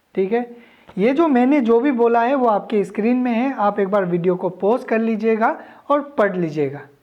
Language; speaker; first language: Hindi; native; Hindi